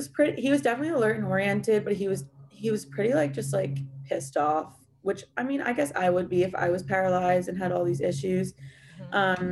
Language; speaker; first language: English; native; English